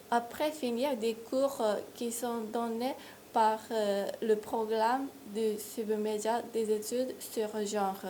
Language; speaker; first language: French; non-native, fluent; Japanese